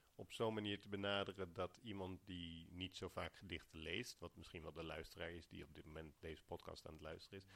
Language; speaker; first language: Dutch; native; Dutch